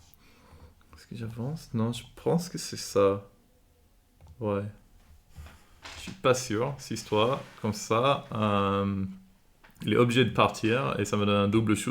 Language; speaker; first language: French; non-native, fluent; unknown